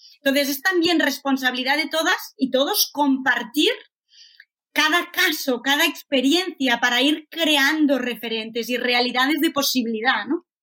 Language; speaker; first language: Spanish; native; Spanish